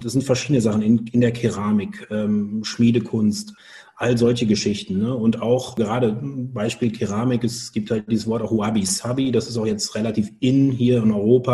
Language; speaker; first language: German; native; German